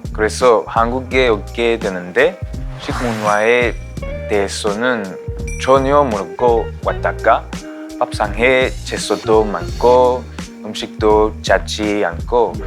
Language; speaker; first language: Korean; non-native, fluent; Rundi